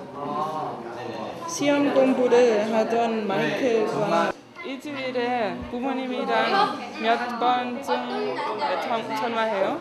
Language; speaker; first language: Korean; non-native, learner; German